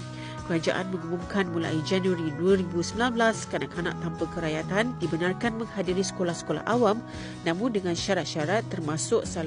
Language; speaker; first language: Malay; native; Malay